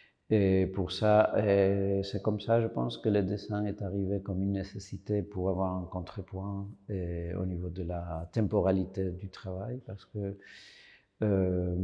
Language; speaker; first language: French; non-native, fluent; Spanish